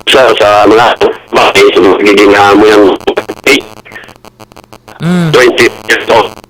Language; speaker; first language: Filipino; non-native, local second language; Bikol